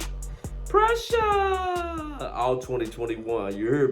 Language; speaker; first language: English; native; English